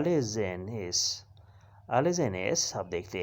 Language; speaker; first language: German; non-native, learner; Urdu